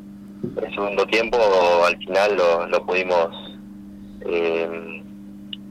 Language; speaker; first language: Spanish; native; Spanish